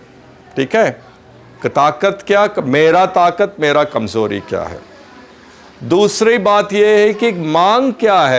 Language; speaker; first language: Hindi; non-native, local second language; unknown